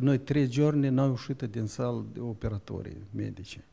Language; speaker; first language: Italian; non-native, learner; Romanian